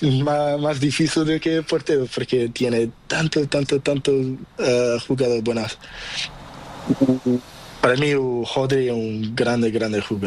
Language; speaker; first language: Spanish; non-native, learner; Portuguese